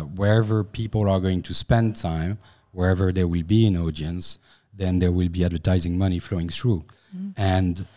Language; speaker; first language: English; non-native, fluent; French